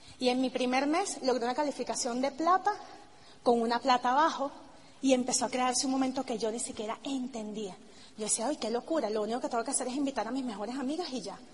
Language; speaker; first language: Spanish; native; Spanish